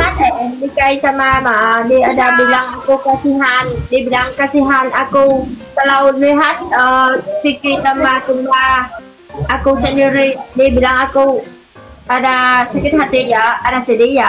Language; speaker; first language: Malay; non-native, learner; Vietnamese